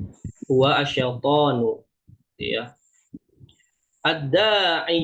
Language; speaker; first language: Arabic; non-native, fluent; Indonesian